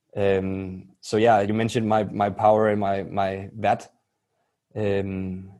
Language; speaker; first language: English; non-native, fluent; Danish